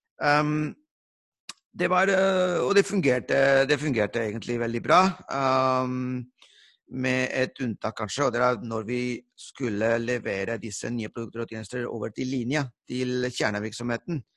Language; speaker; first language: Norwegian; non-native, fluent; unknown